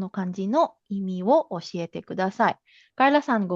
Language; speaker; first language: Japanese; non-native, fluent; Filipino